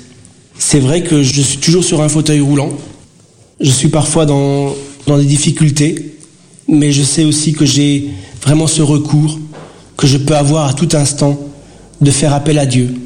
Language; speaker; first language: French; early bilingual, other home language; Portuguese